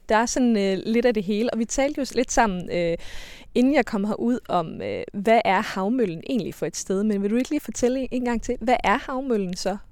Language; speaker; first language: Danish; native; Danish